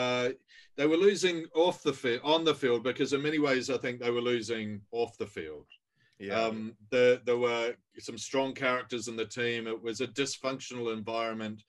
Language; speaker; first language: English; native; English